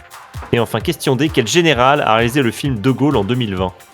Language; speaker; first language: French; native; French